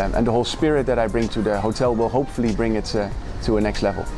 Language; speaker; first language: English; non-native, fluent; Dutch